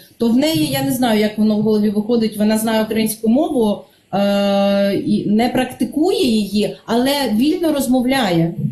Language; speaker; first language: Ukrainian; non-native, local second language; Russian